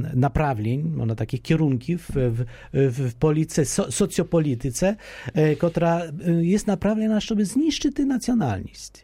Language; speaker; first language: Polish; non-native, fluent; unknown